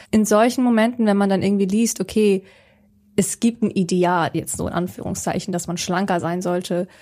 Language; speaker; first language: German; early bilingual, other home language; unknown